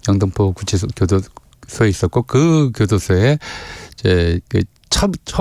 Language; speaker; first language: Korean; native; Korean